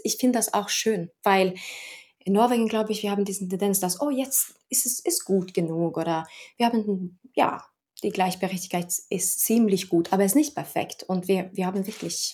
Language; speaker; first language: German; non-native, fluent; Norwegian